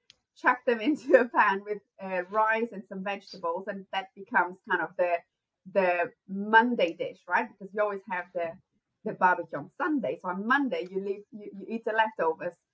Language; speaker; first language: English; non-native, fluent; Portuguese